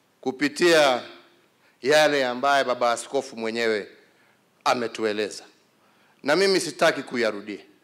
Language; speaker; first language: Swahili; non-native, local second language; Kikuyu